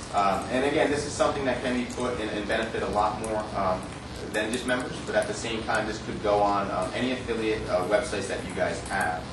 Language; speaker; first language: English; native; English